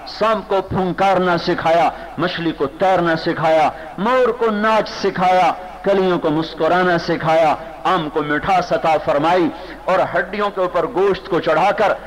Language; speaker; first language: Urdu; non-native, local second language; Punjabi